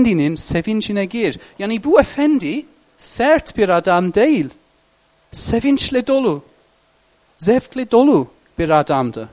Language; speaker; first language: Turkish; non-native, fluent; English